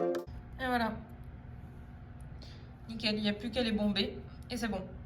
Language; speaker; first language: French; native; French